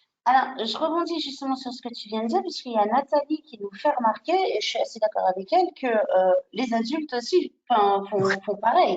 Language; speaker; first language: French; native; French